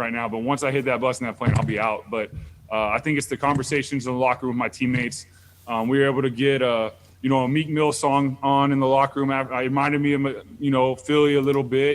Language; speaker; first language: English; native; English